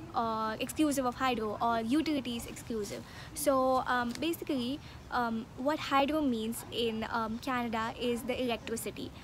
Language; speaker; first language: English; non-native, local second language; Hindi